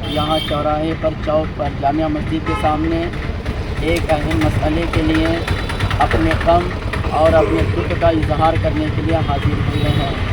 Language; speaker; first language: Urdu; native; Urdu